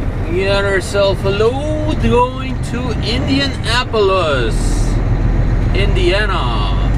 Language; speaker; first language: English; non-native, fluent; Low German